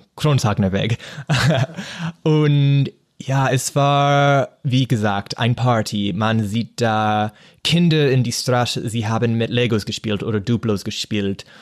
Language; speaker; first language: German; non-native, learner; English